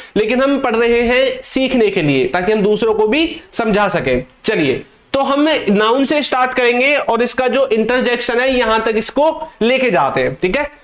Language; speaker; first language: Hindi; native; Hindi